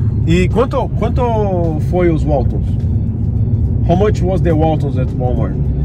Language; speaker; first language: English; non-native, fluent; Portuguese